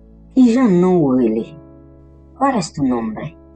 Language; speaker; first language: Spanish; non-native, learner; Haitian Creole